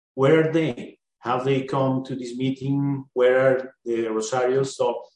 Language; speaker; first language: English; non-native, learner; Spanish